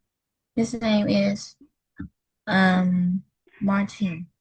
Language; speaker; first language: English; non-native, learner; Vietnamese